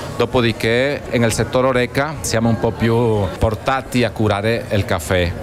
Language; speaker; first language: Italian; non-native, fluent; Spanish